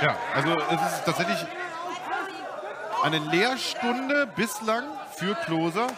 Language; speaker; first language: German; native; German